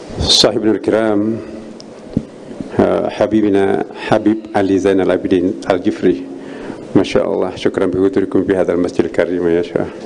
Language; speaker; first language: Arabic; non-native, fluent; Indonesian